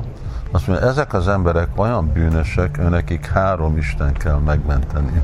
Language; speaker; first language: Hungarian; early bilingual, heritage; Hungarian